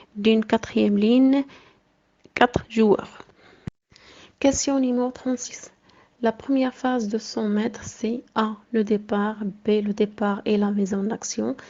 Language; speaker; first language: French; non-native, local second language; Arabic